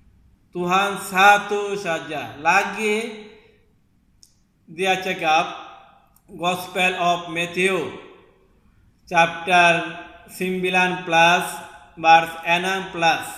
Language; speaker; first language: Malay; non-native, local second language; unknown